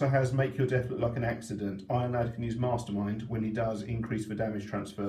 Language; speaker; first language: English; native; English